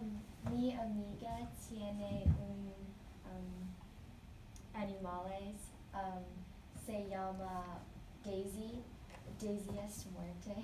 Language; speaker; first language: Spanish; non-native, learner; English